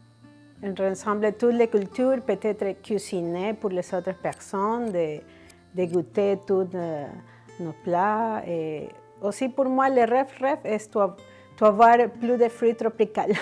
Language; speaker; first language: French; non-native, fluent; Spanish